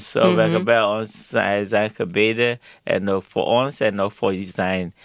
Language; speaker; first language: Dutch; non-native, learner; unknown